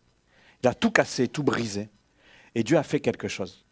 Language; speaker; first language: French; native; French